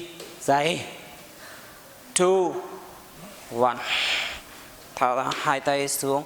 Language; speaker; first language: Vietnamese; non-native, learner; Hindi